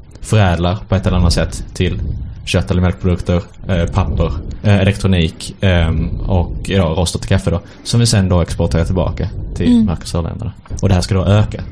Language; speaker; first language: Swedish; native; Swedish